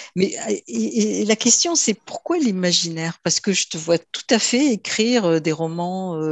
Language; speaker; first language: French; native; French